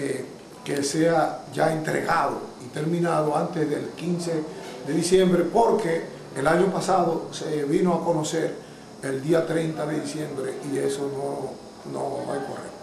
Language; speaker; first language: Spanish; native; Spanish